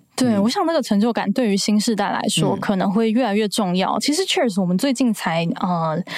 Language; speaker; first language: Chinese; native; Chinese